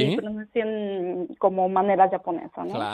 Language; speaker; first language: Catalan; non-native, learner; Japanese